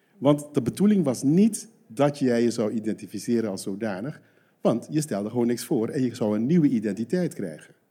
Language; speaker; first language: Dutch; non-native, local second language; Papiamento